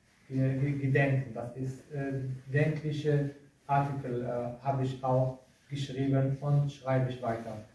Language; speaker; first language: German; non-native, learner; Kurdish